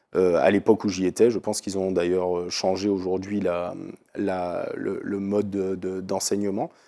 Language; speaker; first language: French; native; French